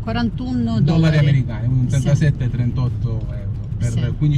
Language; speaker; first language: Italian; native; Italian